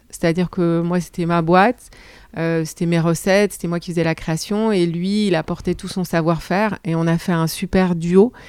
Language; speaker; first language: French; native; French